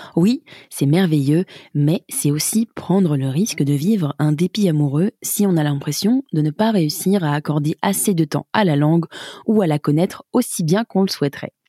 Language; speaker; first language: French; native; French